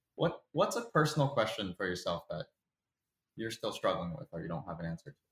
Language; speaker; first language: English; native; English